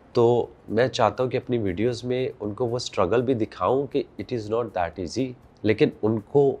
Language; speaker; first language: Urdu; native; Urdu